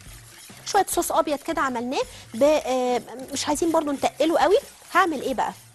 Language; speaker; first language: Arabic; native; Arabic